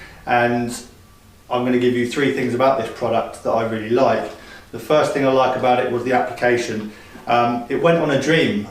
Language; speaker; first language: English; native; English